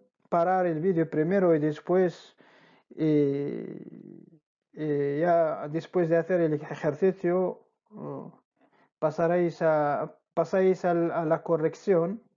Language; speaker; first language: Spanish; non-native, fluent; Arabic